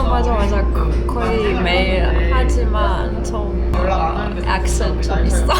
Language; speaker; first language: Korean; non-native, fluent; Ukrainian